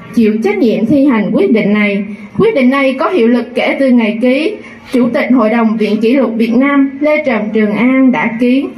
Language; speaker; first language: Vietnamese; native; Vietnamese